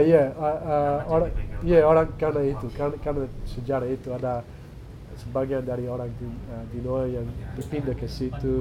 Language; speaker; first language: Indonesian; non-native, fluent; English